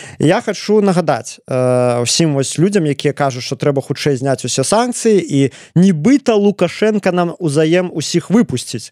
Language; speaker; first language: Belarusian; native; Belarusian